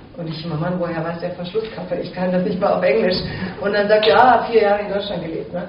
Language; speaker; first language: German; early bilingual, other home language; Croatian